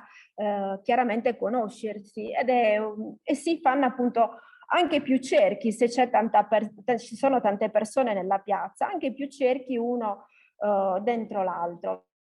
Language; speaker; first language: Italian; native; Italian